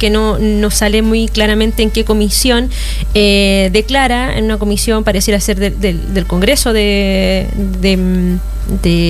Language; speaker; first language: Spanish; native; Spanish